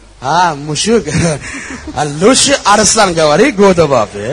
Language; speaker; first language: Russian; non-native, learner; Uzbek